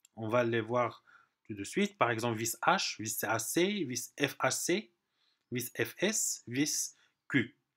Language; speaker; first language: French; non-native, local second language; Arabic